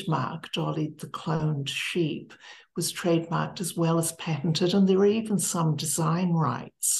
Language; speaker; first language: English; native; English